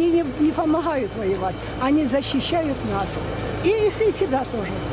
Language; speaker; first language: Russian; native; Russian